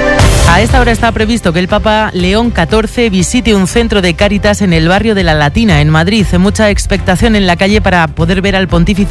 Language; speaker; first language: Spanish; native; Spanish